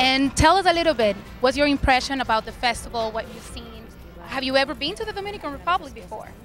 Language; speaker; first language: English; non-native, fluent; Spanish